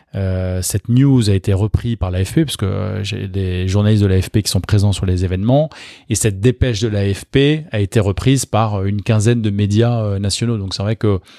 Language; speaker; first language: French; native; French